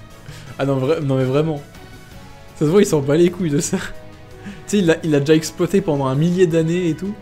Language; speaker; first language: French; native; French